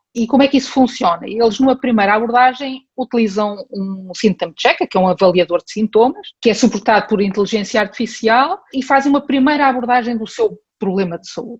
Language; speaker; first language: Portuguese; early bilingual, heritage; Portuguese